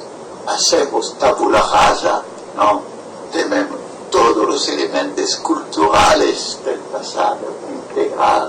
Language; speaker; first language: Spanish; non-native, fluent; French